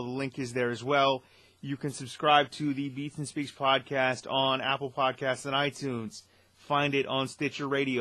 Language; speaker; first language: English; native; English